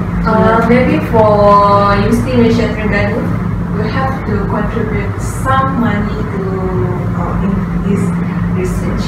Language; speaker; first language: English; non-native, local second language; Malay